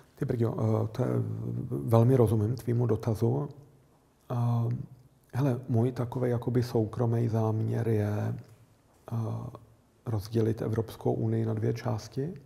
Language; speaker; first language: Czech; native; Czech